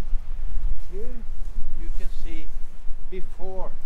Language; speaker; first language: English; non-native, learner; Norwegian